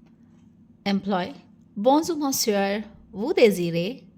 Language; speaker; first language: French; non-native, fluent; Hindi